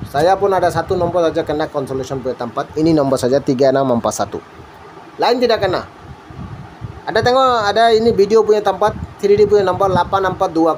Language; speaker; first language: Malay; non-native, learner; Bangla